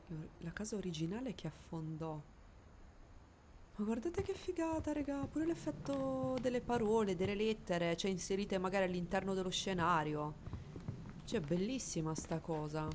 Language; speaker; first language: Italian; native; Italian